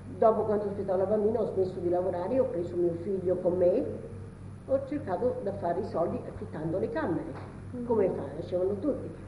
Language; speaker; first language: Italian; native; Italian